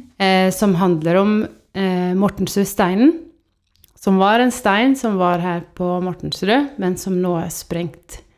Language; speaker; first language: Norwegian; non-native, fluent; Estonian